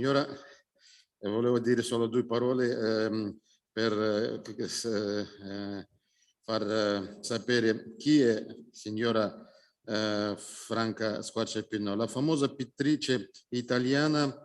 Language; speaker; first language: Italian; non-native, fluent; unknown